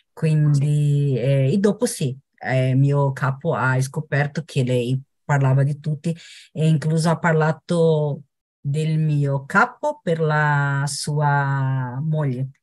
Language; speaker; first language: Italian; non-native, learner; Portuguese